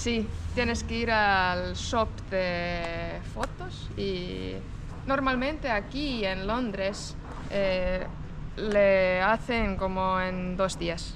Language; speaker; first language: Spanish; non-native, fluent; Estonian